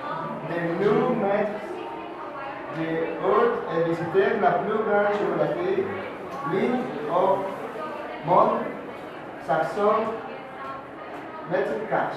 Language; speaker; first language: French; non-native, learner; Spanish